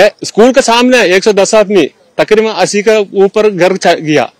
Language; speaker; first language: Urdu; non-native, local second language; Malayalam